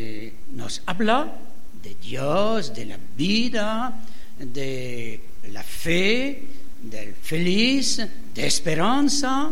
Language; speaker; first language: Spanish; non-native, learner; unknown